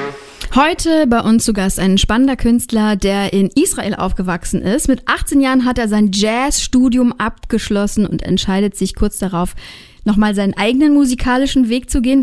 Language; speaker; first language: German; native; German